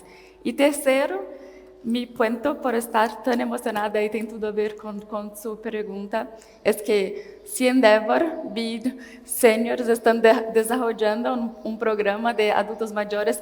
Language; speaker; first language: Spanish; non-native, learner; Portuguese